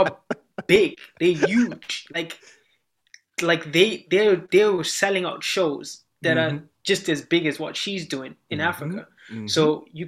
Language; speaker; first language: English; non-native, local second language; Shona